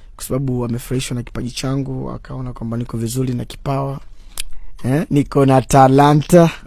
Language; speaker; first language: Swahili; native; Swahili